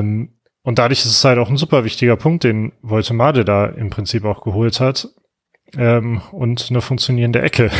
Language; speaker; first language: German; native; German